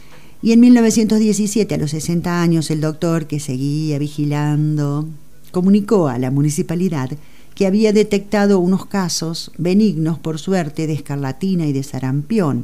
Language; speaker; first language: Spanish; native; Spanish